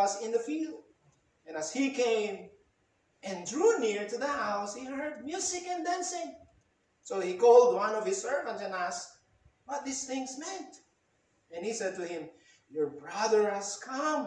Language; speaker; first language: English; non-native, local second language; Filipino